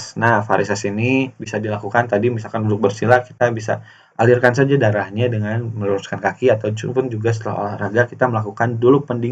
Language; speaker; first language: Indonesian; native; Indonesian